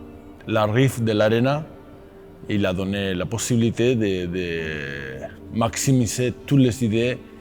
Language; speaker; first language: French; non-native, fluent; Spanish